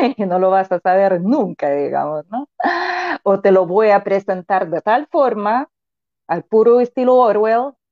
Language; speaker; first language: Spanish; non-native, fluent; Russian